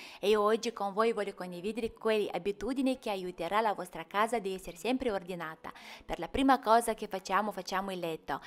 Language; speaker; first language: Italian; non-native, fluent; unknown